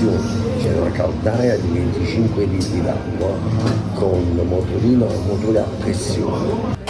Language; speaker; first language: Italian; native; Italian